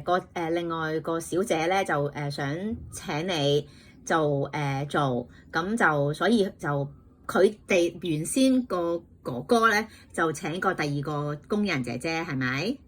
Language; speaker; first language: Cantonese; native; Cantonese